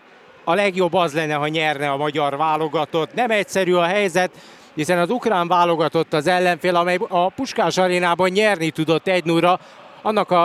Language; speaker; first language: Hungarian; native; Hungarian